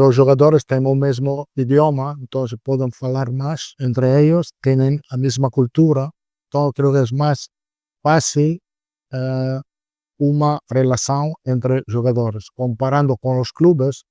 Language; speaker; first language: Portuguese; non-native, learner; Italian